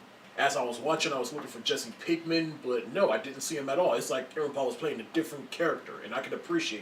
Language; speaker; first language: English; native; English